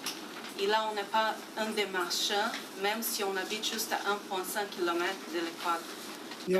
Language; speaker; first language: French; non-native, fluent; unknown